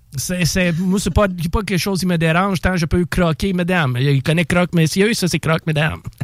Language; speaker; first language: French; non-native, local second language; English